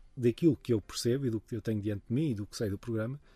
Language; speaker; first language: Portuguese; native; Portuguese